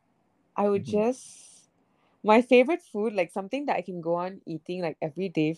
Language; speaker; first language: English; native; English